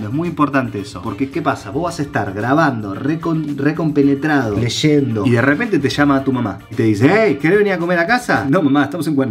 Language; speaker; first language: Spanish; native; Spanish